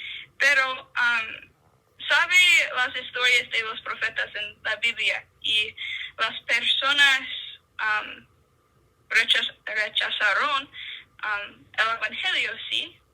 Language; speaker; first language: Spanish; non-native, learner; English